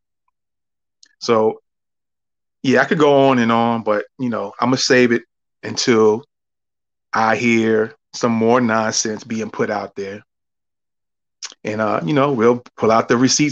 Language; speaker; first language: English; native; English